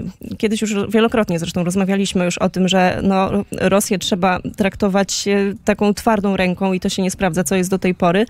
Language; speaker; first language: Polish; native; Polish